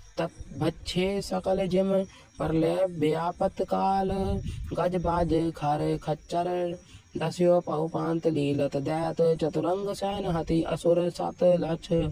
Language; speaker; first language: Hindi; non-native, local second language; Punjabi